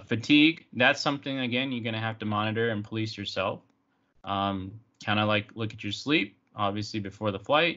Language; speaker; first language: English; native; English